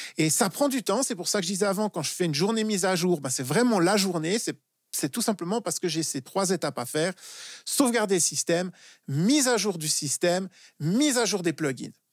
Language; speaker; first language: French; native; French